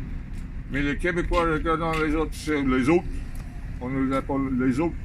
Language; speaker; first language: French; non-native, learner; English